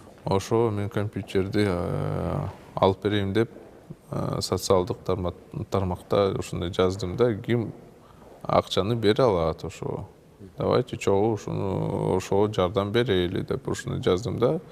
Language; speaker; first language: Kyrgyz; non-native, local second language; Russian